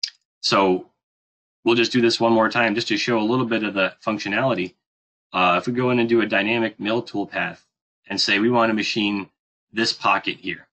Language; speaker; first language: English; native; English